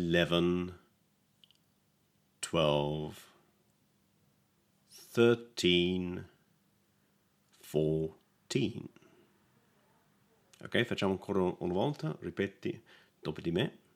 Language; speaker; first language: Italian; non-native, learner; English